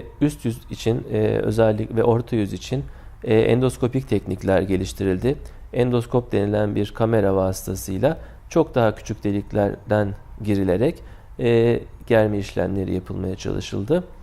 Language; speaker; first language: Turkish; native; Turkish